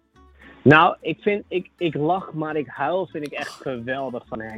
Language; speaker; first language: Dutch; native; Dutch